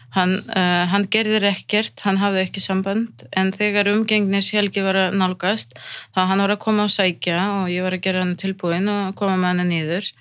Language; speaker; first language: Icelandic; non-native, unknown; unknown